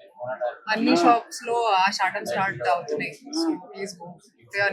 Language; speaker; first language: Telugu; non-native, learner; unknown